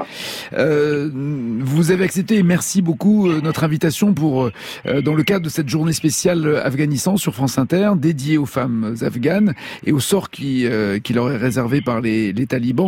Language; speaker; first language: French; native; French